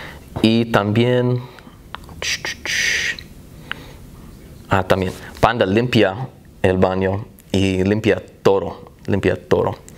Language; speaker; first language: Spanish; non-native, learner; English